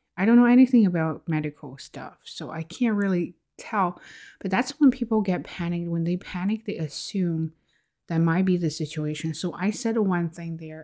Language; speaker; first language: English; non-native, fluent; Chinese